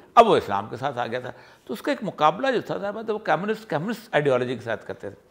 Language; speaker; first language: Urdu; non-native, local second language; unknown